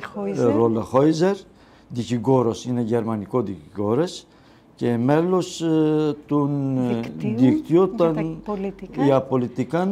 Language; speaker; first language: Greek; non-native, learner; Kurdish